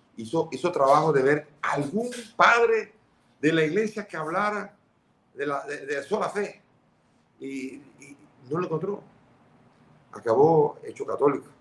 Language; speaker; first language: Spanish; early bilingual, other home language; Catalan